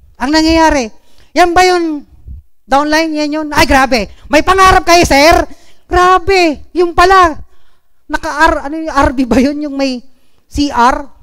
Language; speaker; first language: Filipino; non-native, local second language; Bikol